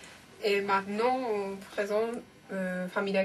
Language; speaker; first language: French; non-native, learner; Japanese